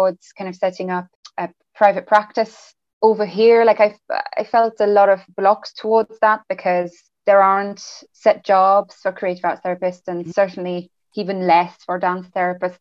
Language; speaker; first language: English; non-native, fluent; French